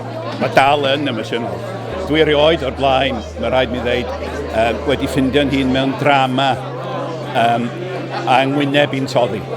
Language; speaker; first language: Welsh; native; Welsh